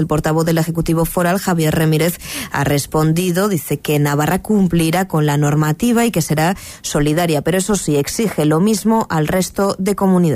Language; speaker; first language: Spanish; native; Spanish